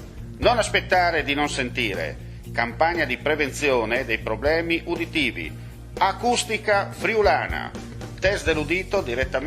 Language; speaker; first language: Italian; native; Italian